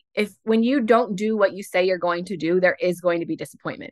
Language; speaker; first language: English; native; English